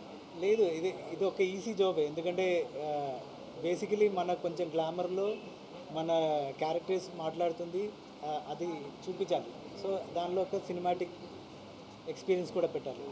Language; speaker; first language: Telugu; non-native, fluent; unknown